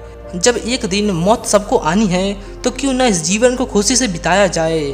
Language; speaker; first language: Hindi; native; Hindi